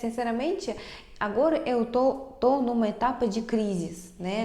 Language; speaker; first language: Portuguese; non-native, fluent; Russian